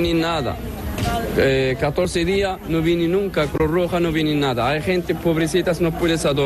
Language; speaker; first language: Spanish; non-native, learner; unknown